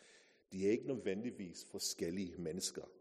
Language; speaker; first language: Danish; non-native, fluent; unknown